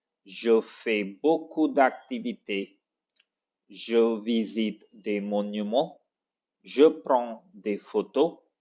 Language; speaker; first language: French; non-native, fluent; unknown